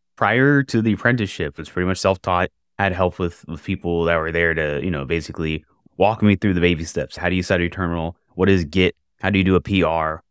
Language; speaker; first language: English; native; English